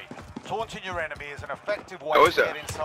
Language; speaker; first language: English; native; English